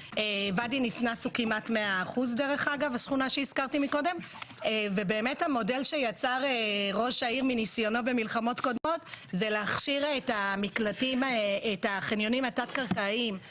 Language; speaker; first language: Hebrew; native; Hebrew